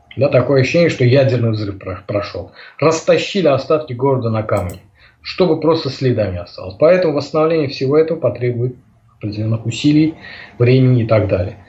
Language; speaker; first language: Russian; native; Russian